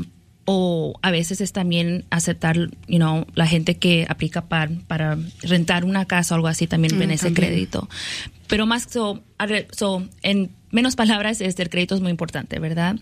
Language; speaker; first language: Spanish; early bilingual, other home language; English